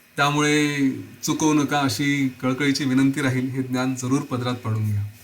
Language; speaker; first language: Marathi; native; Marathi